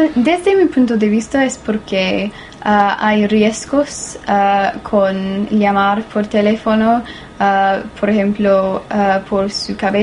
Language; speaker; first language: Spanish; non-native, learner; English